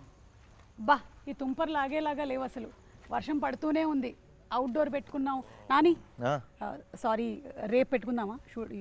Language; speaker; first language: Telugu; native; Telugu